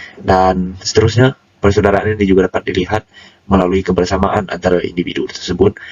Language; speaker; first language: Malay; non-native, local second language; Iban